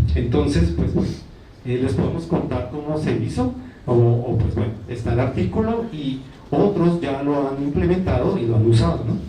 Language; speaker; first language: Spanish; native; Spanish